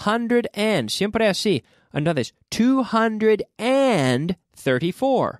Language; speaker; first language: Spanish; non-native, fluent; English